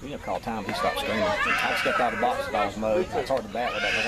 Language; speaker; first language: English; native; English